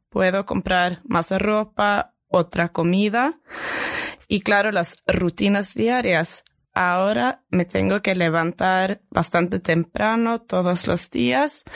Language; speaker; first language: Spanish; non-native, fluent; Norwegian